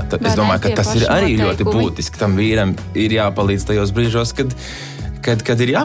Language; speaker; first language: Latvian; native; Latvian